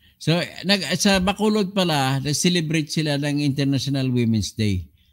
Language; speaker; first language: Filipino; non-native, local second language; Cebuano